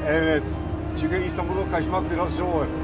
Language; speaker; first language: Turkish; non-native, fluent; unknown